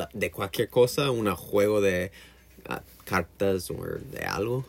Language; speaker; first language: Spanish; non-native, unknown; English